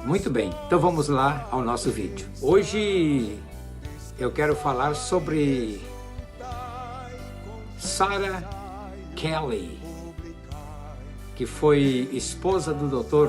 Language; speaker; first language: Portuguese; native; Portuguese